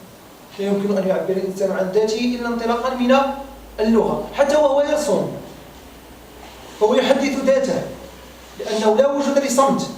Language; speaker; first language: Arabic; native; Arabic